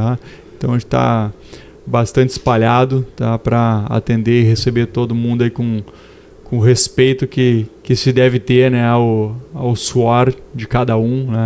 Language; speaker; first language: Portuguese; native; Portuguese